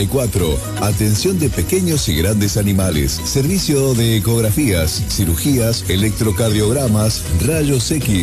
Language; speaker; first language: Spanish; native; Spanish